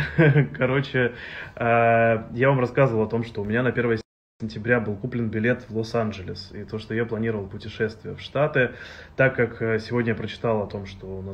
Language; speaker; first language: Russian; native; Russian